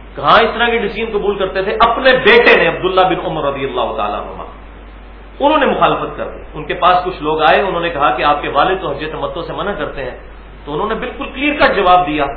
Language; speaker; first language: Urdu; non-native, local second language; Punjabi